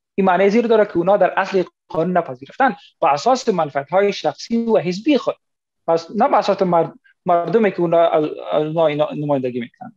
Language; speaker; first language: Persian; non-native, local second language; Pashto